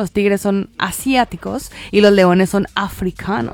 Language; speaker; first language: Spanish; native; Spanish